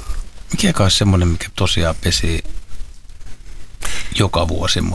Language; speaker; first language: Finnish; native; Finnish